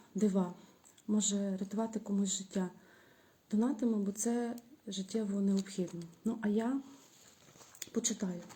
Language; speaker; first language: Ukrainian; native; Ukrainian